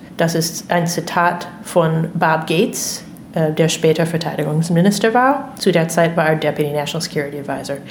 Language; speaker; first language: German; non-native, fluent; English